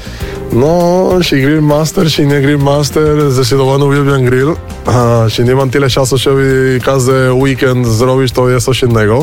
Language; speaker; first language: Polish; non-native, learner; Spanish